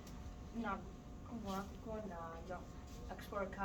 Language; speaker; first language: Igbo; early bilingual, heritage; Igbo